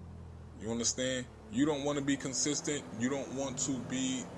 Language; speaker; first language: English; native; English